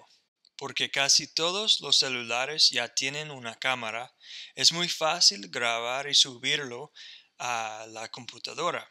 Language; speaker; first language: Spanish; non-native, fluent; English